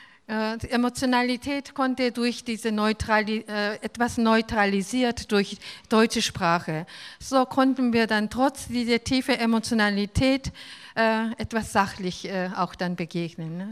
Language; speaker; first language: German; non-native, fluent; Korean